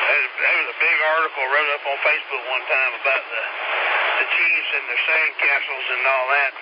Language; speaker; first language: English; native; English